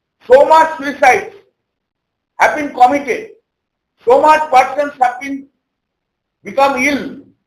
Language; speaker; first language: English; non-native, local second language; Bangla